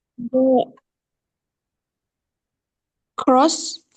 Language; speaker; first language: English; non-native, learner; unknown